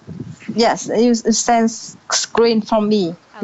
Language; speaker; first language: English; non-native, learner; Vietnamese